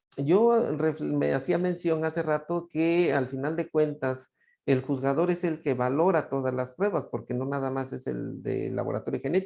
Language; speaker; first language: Spanish; native; Spanish